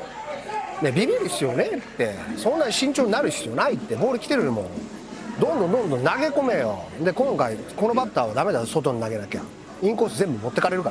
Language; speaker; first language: Japanese; native; Japanese